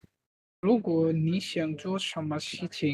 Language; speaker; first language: Chinese; non-native, learner; Bangla